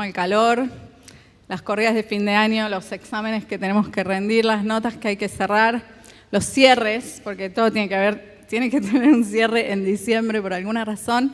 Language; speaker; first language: Spanish; native; Spanish